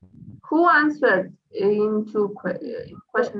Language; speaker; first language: English; non-native, fluent; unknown